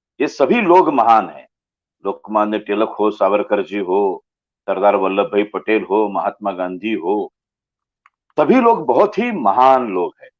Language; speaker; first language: Hindi; non-native, local second language; Marathi